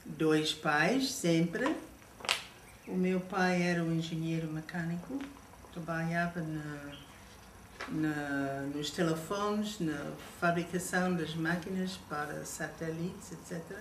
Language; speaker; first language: Portuguese; non-native, fluent; English